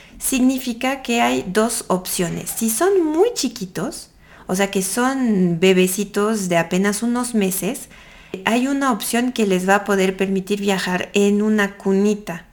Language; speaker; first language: Spanish; non-native, fluent; French